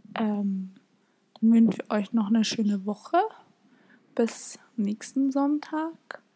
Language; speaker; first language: German; native; German